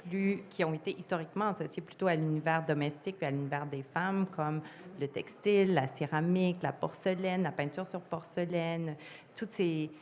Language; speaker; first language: French; native; French